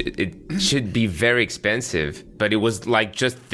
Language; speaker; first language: English; non-native, fluent; French